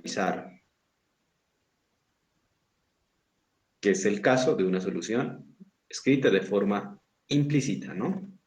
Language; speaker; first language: Spanish; native; Spanish